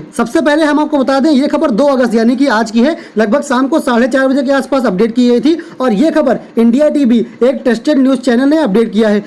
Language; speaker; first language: Hindi; native; Hindi